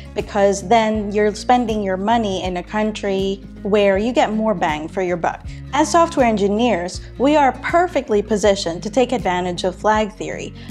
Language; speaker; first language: English; non-native, local second language; Filipino